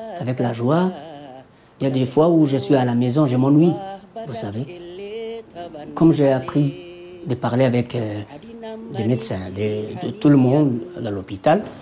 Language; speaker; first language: French; non-native, local second language; Somali